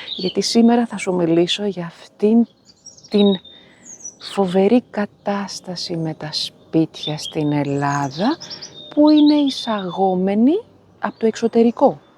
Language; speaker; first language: Greek; native; Greek